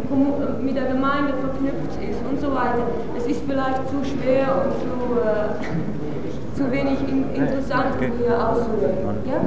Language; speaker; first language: German; non-native, learner; Dutch